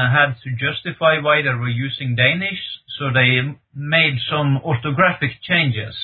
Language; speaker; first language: English; non-native, fluent; Norwegian